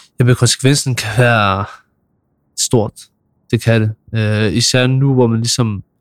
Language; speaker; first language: Danish; early bilingual, other home language; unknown